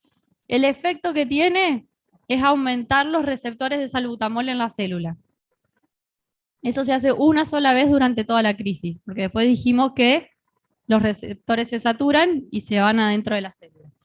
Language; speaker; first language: Spanish; native; Spanish